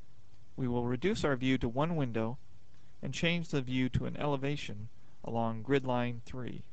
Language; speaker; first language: English; native; English